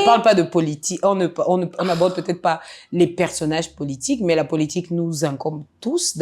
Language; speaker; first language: French; native; French